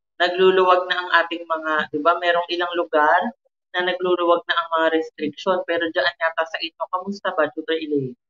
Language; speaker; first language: Filipino; native; Filipino